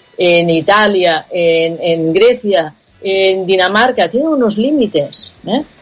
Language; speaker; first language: Spanish; non-native, local second language; Catalan